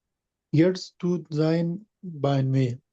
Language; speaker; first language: German; non-native, learner; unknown